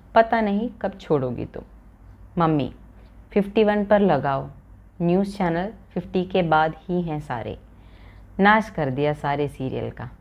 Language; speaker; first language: Hindi; non-native, local second language; Malayalam